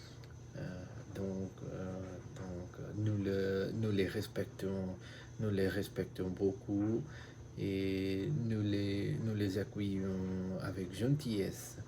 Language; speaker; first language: French; non-native, learner; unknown